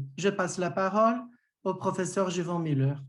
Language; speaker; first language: French; non-native, fluent; Portuguese